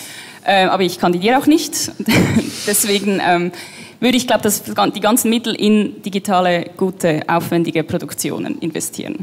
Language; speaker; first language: German; native; German